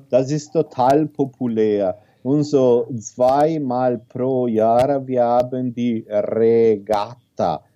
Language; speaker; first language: German; non-native, learner; Italian